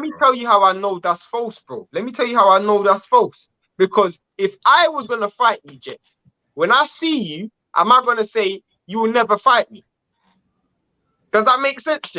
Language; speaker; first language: English; native; English